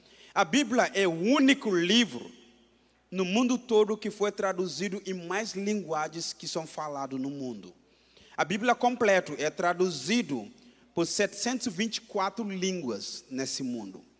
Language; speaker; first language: Portuguese; non-native, fluent; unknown